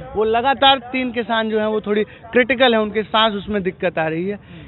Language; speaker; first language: Hindi; native; Hindi